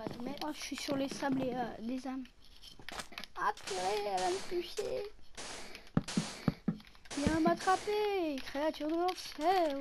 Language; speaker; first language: French; native; French